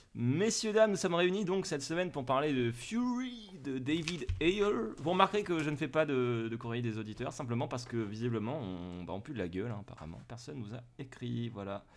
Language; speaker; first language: French; native; French